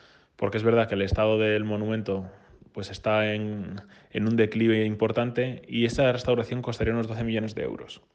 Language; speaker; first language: Spanish; native; Spanish